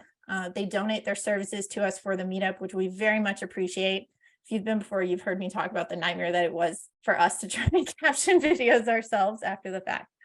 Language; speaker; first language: English; native; English